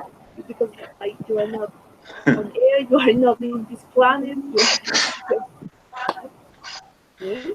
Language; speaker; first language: English; non-native, fluent; Spanish